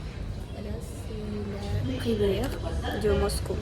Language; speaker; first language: French; non-native, fluent; Russian